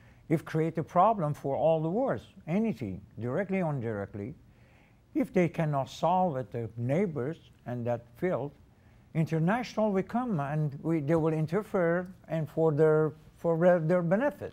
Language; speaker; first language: English; non-native, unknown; Persian